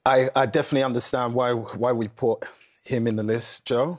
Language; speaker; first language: English; native; English